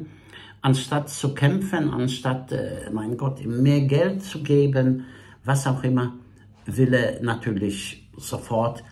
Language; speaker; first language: German; non-native, fluent; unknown